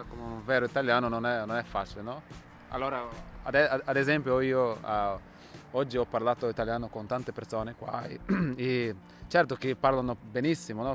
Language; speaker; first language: Italian; non-native, fluent; Portuguese